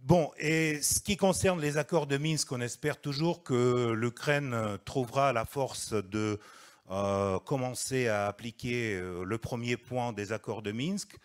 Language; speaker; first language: French; non-native, fluent; Russian